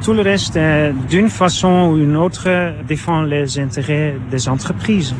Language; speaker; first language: French; non-native, fluent; Dutch